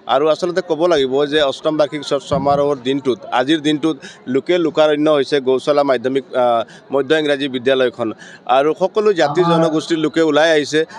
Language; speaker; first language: Assamese; non-native, local second language; Hindi